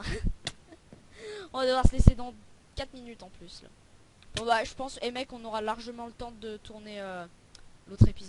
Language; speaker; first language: French; native; French